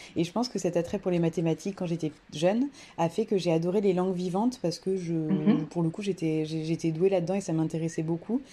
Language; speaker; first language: French; native; French